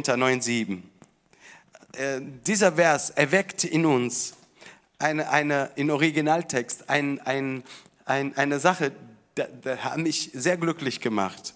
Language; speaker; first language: German; non-native, fluent; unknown